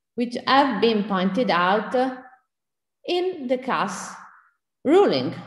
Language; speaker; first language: English; non-native, fluent; Italian